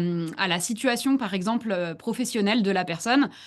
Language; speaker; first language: French; native; French